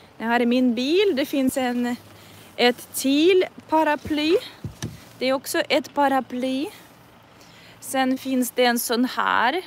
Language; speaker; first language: Swedish; non-native, fluent; Russian